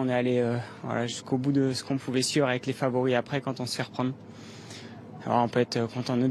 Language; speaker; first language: French; native; French